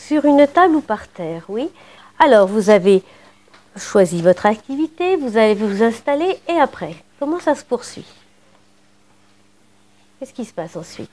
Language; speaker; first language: French; native; French